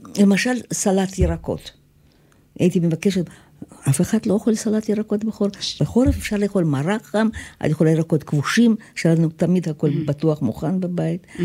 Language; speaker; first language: Hebrew; non-native, fluent; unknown